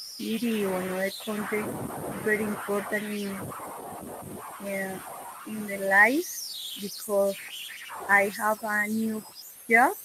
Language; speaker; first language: English; non-native, learner; Spanish